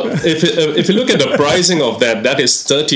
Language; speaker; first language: English; non-native, local second language; Konkani